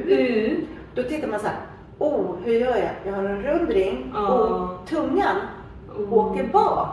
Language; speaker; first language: Swedish; native; Swedish